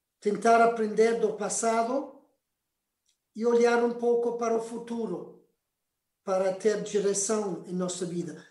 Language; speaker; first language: Portuguese; non-native, fluent; Spanish